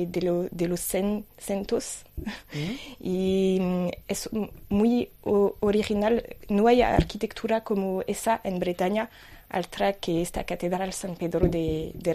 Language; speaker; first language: Spanish; non-native, fluent; French